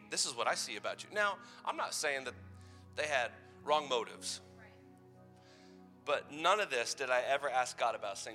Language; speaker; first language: English; native; English